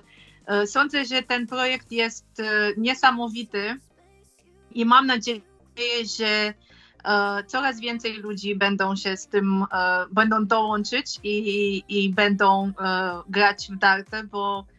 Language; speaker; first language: Polish; non-native, fluent; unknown